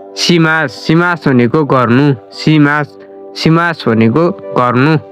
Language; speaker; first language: Nepali; native; Nepali